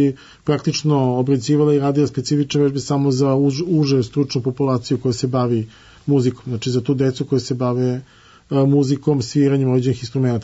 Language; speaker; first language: Serbian; native; Serbian